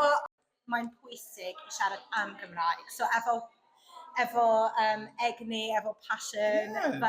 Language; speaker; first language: Welsh; non-native, fluent; English